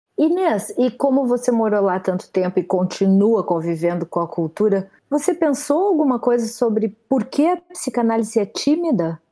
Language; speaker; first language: Portuguese; native; Portuguese